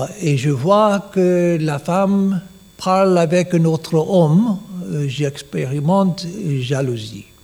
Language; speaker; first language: French; non-native, learner; English